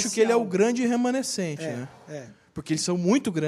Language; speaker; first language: Portuguese; native; Portuguese